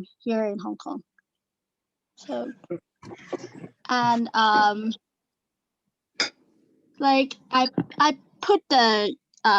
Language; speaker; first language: English; non-native, local second language; Cantonese